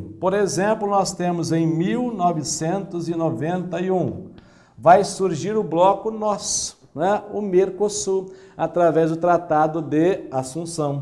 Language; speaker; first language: Portuguese; native; Portuguese